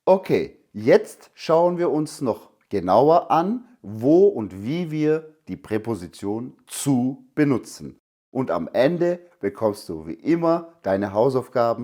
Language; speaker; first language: German; non-native, fluent; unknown